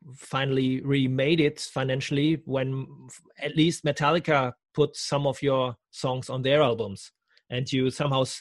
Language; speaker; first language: English; non-native, fluent; German